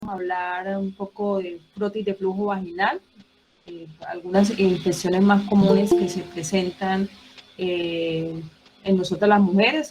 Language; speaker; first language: Spanish; native; Spanish